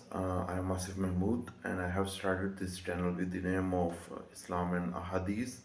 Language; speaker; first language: English; non-native, local second language; Urdu